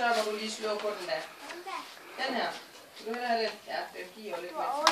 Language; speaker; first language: Danish; native; Danish